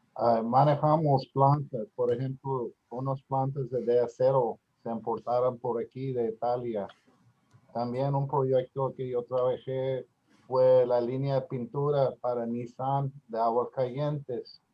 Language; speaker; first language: Spanish; non-native, learner; English